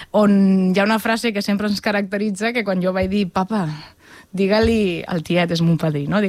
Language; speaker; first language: Catalan; native; Catalan